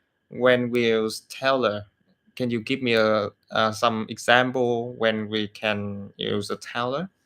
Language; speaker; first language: English; non-native, learner; Vietnamese